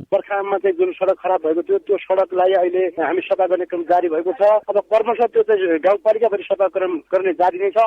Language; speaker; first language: Nepali; native; Nepali